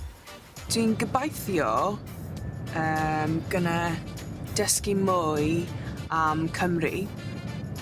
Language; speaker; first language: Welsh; non-native, learner; English